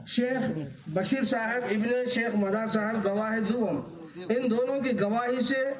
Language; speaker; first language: Urdu; native; Urdu